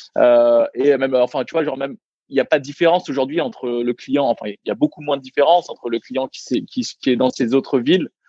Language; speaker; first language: French; early bilingual, other home language; Vietnamese